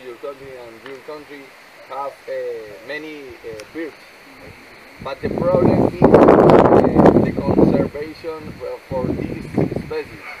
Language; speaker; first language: English; non-native, learner; Spanish